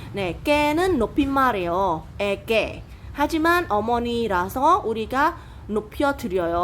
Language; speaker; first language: Korean; non-native, fluent; Khmer